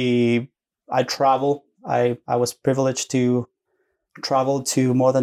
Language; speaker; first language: English; non-native, fluent; Spanish